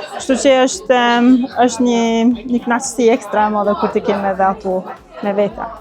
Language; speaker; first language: Albanian; native; Albanian